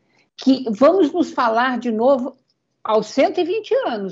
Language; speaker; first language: Portuguese; native; Portuguese